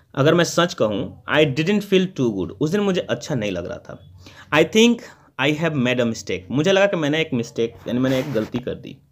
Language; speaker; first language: Hindi; native; Hindi